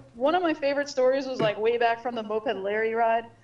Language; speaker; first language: English; native; English